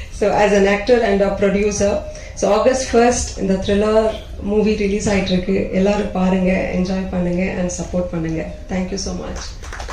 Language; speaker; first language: Tamil; non-native, fluent; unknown